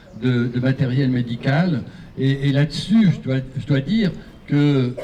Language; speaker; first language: French; native; French